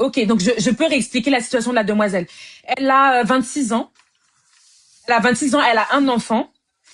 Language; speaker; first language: French; native; French